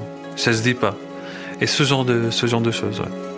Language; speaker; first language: French; non-native, fluent; Arabic